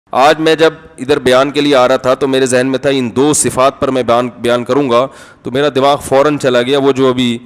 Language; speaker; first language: Urdu; native; Urdu